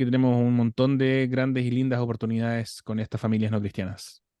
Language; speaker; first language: Spanish; native; Spanish